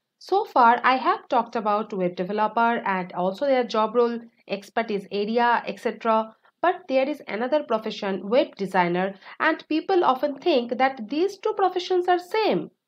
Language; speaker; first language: English; non-native, local second language; Bangla